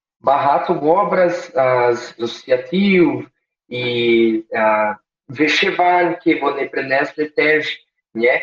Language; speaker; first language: Ukrainian; early bilingual, heritage; Portuguese